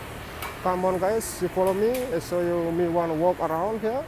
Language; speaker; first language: English; non-native, learner; Indonesian